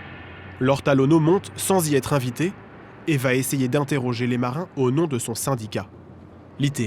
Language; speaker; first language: French; native; French